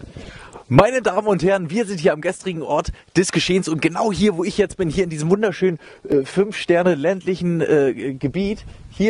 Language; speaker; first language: German; native; German